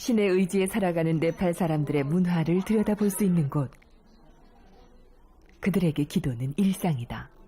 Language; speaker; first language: Korean; native; Korean